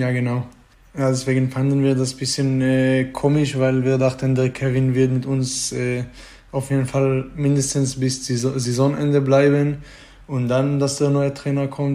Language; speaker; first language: German; non-native, fluent; Hebrew